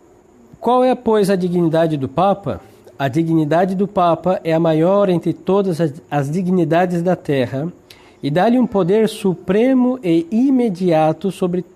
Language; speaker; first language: Portuguese; native; Portuguese